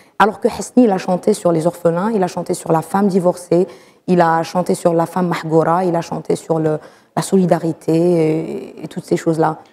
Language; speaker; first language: French; non-native, local second language; Arabic